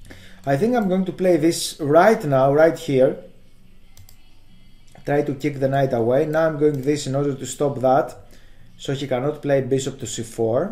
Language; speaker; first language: English; non-native, fluent; Greek